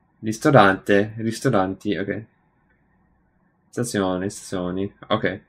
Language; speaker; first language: Italian; non-native, learner; English